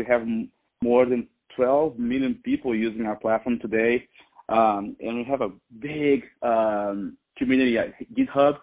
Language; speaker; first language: English; non-native, fluent; Portuguese